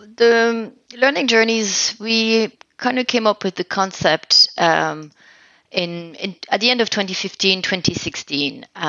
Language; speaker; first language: English; non-native, fluent; French